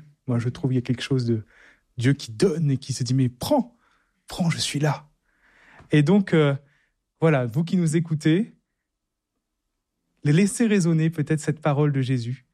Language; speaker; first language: French; native; French